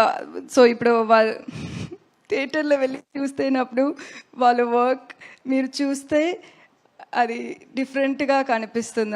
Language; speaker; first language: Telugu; non-native, learner; Tamil